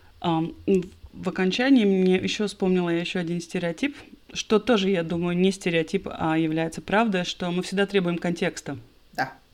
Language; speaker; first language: Russian; non-native, local second language; Latvian